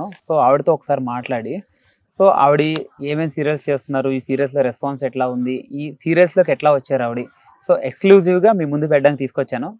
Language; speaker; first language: Telugu; native; Telugu